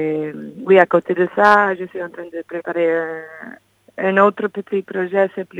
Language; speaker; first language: French; non-native, fluent; English